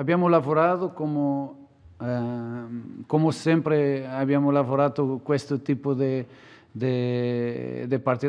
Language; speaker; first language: Italian; non-native, fluent; Portuguese